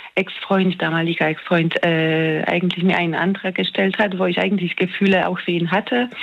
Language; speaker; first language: German; non-native, fluent; Polish